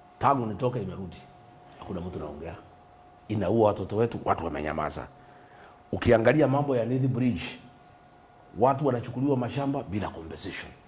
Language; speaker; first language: Swahili; non-native, local second language; Kikuyu